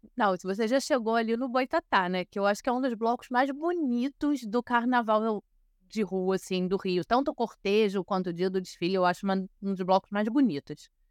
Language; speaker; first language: Portuguese; native; Portuguese